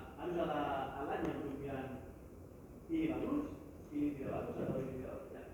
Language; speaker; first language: Indonesian; non-native, learner; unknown